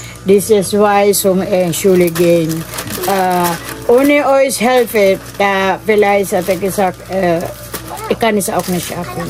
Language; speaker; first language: German; non-native, learner; Filipino